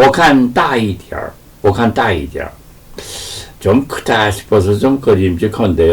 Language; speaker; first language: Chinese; non-native, fluent; Korean